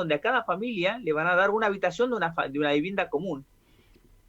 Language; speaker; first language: Spanish; native; Spanish